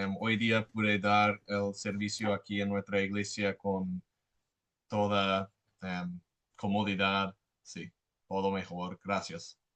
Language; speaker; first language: Spanish; non-native, fluent; English